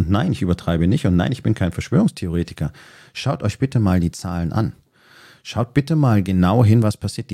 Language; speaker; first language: German; native; German